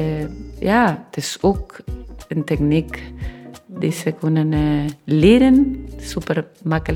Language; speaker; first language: Dutch; non-native, learner; Spanish